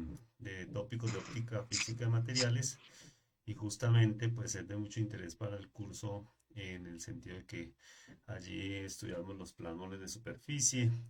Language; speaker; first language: Spanish; native; Spanish